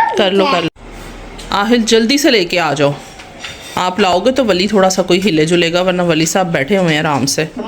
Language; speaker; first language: Urdu; native; Urdu